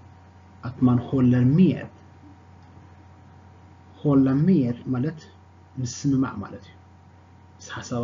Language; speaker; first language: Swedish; non-native, fluent; Tigrinya